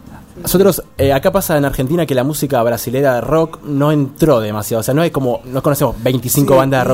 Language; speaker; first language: Spanish; native; Spanish